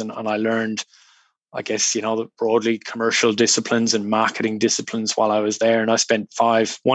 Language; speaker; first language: English; native; English